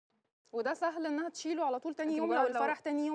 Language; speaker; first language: Arabic; native; Arabic